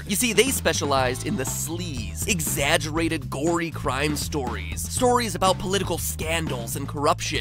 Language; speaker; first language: English; native; English